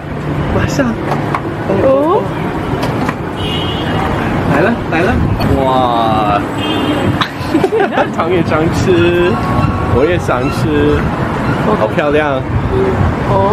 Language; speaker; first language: Chinese; non-native, fluent; English